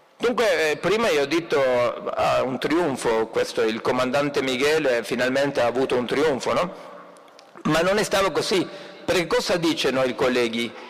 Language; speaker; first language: Italian; non-native, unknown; Spanish